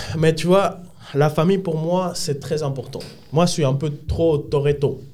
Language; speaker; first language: French; non-native, fluent; Spanish